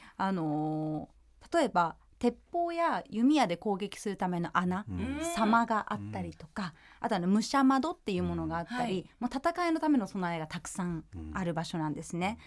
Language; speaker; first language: Japanese; native; Japanese